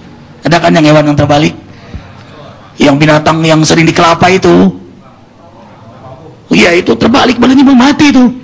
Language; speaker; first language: Indonesian; native; Indonesian